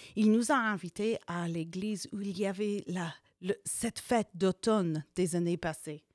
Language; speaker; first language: French; non-native, fluent; English